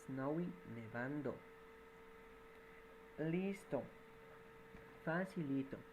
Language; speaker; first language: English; non-native, fluent; Spanish